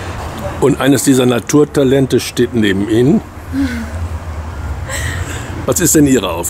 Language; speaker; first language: German; native; German